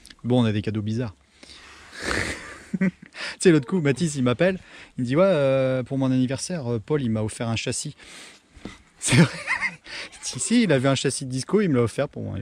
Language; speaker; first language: French; native; French